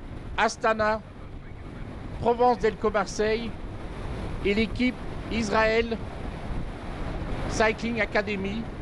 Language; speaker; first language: French; native; French